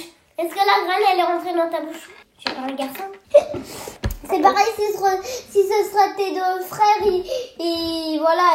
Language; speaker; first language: French; native; French